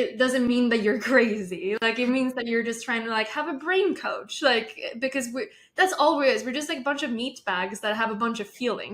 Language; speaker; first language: English; non-native, fluent; Swedish